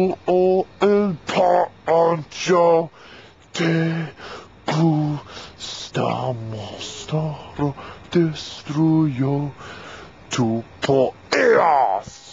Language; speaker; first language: Spanish; non-native, learner; English